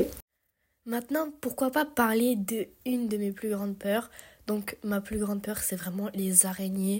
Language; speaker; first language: French; early bilingual, other home language; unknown